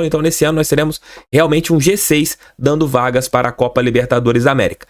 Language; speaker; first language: Portuguese; native; Portuguese